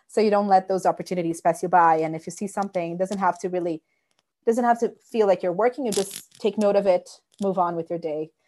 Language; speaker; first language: English; non-native, fluent; Portuguese